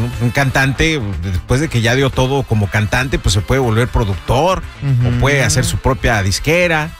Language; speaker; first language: Spanish; early bilingual, heritage; Spanish